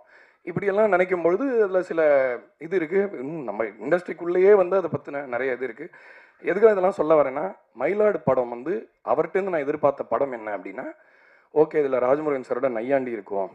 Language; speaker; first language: Tamil; native; Tamil